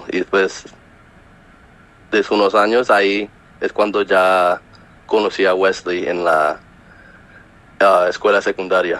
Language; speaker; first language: Spanish; early bilingual, heritage; Spanish